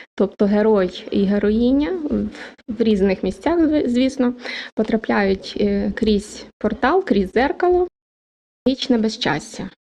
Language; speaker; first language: Ukrainian; native; Ukrainian